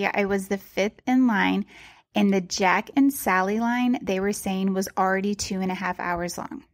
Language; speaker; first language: English; native; English